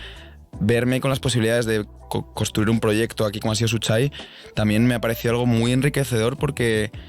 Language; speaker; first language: Spanish; native; Spanish